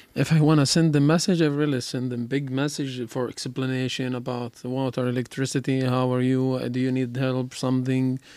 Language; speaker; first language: English; non-native, learner; Arabic